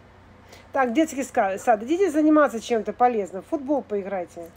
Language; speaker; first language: Russian; native; Russian